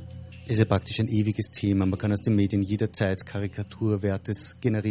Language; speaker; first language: German; native; German